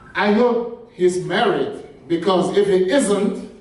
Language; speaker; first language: English; non-native, local second language; French